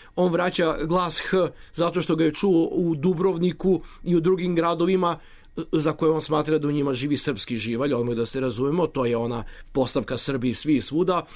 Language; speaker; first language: Serbian; native; Serbian